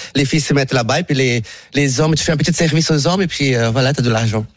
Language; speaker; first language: French; non-native, fluent; Portuguese